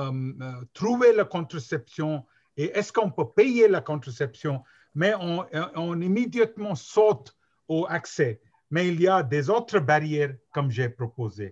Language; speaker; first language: French; non-native, learner; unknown